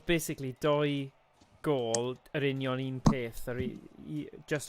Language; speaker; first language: Welsh; non-native, local second language; English